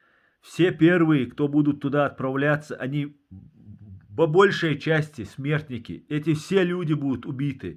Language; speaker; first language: Russian; non-native, local second language; Chechen